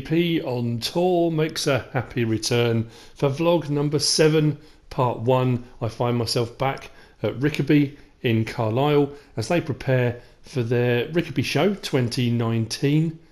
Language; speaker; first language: English; native; English